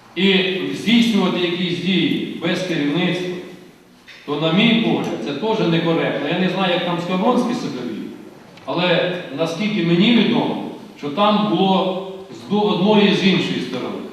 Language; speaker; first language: Ukrainian; native; Ukrainian